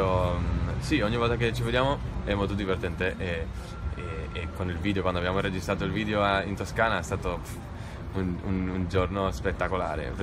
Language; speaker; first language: Italian; non-native, fluent; Spanish